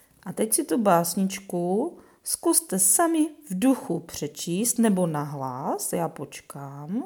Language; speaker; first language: Czech; native; Czech